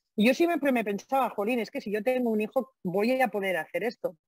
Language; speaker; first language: Spanish; native; Spanish